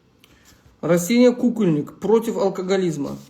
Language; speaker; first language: Russian; non-native, local second language; Uzbek